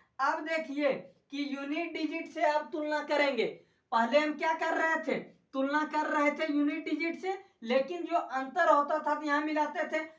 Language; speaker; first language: Hindi; native; Hindi